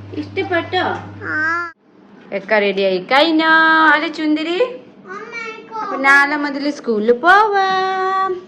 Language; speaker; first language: Malayalam; non-native, learner; Nepali